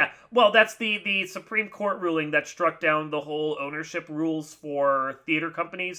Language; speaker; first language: English; native; English